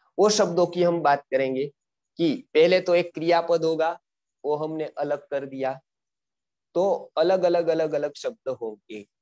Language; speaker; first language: Hindi; non-native, local second language; Gujarati